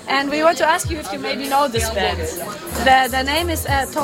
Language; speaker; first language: English; non-native, learner; German